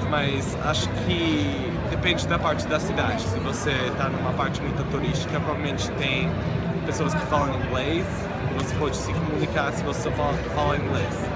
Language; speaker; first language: Portuguese; non-native, fluent; English